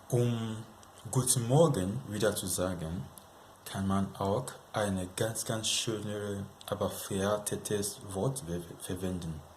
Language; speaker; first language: German; non-native, fluent; Yoruba